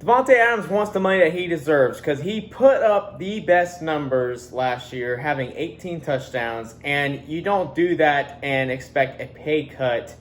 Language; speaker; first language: English; native; English